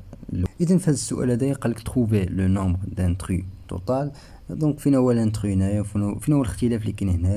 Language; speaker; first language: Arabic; native; Arabic